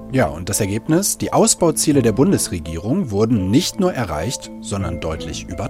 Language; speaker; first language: German; native; German